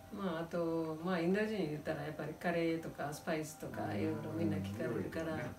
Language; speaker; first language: Japanese; non-native, fluent; Telugu